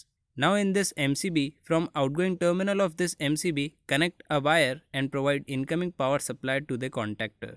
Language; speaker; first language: English; non-native, local second language; Hindi